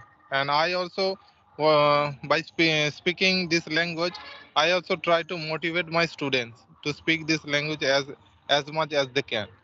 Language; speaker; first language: English; non-native, local second language; Santali